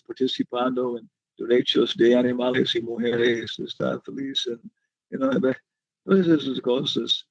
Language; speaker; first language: Spanish; non-native, learner; English